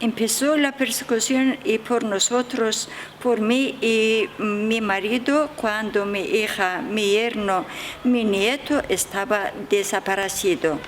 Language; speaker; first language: Spanish; non-native, learner; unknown